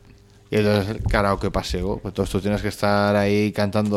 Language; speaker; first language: Spanish; native; Spanish